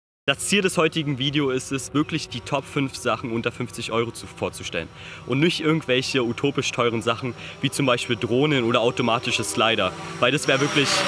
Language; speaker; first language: German; native; German